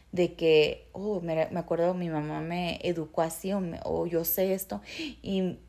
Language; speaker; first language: Spanish; early bilingual, heritage; Spanish